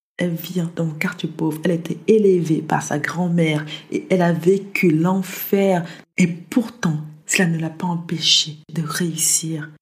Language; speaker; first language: French; early bilingual, other home language; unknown